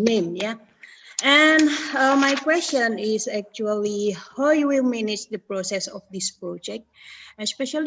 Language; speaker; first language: English; non-native, fluent; Indonesian